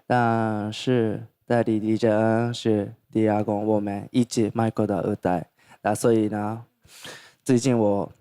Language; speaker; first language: Chinese; non-native, fluent; Thai